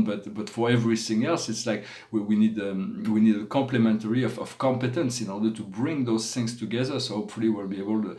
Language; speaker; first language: English; non-native, fluent; French